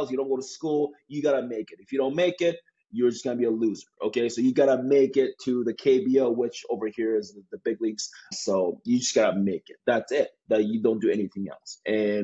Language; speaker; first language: English; non-native, fluent; Korean